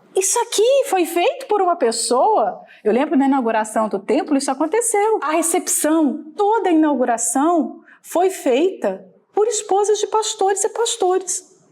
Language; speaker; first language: Portuguese; native; Portuguese